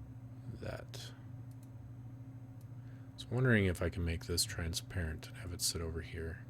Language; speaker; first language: English; native; English